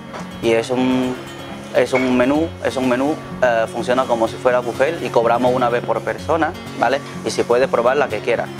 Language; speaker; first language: Spanish; non-native, learner; Chinese